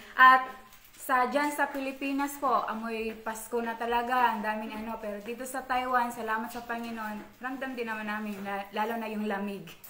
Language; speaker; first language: Filipino; non-native, local second language; Cebuano